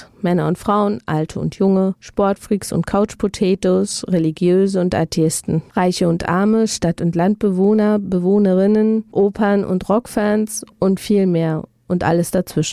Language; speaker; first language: German; native; German